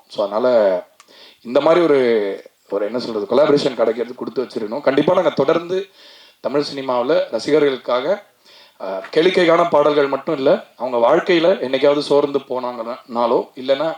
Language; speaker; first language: Tamil; native; Tamil